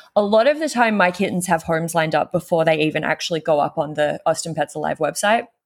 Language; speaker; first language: English; native; English